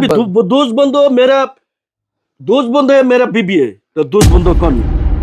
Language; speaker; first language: Hindi; non-native, learner; Bangla